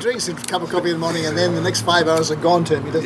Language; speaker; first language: English; native; English